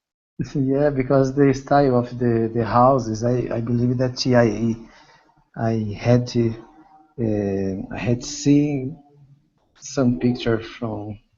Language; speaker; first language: English; non-native, learner; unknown